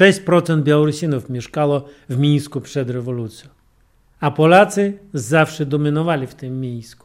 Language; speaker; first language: Polish; non-native, fluent; Russian